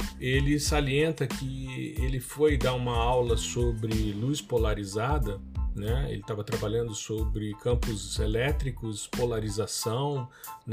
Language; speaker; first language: Portuguese; native; Portuguese